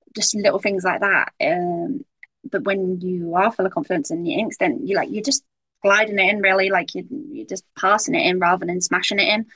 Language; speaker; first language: English; native; English